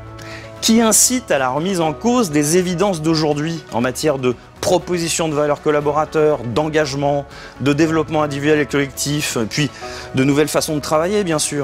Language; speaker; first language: French; native; French